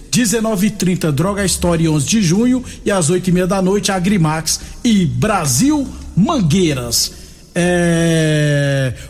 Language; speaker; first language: Portuguese; native; Portuguese